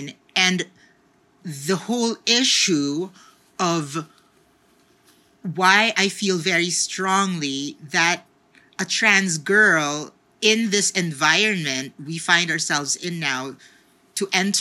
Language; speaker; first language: English; non-native, local second language; Filipino